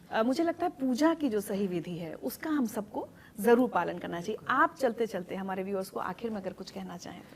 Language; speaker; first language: Hindi; native; Hindi